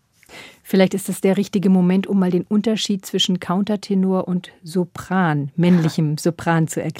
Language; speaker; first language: German; native; German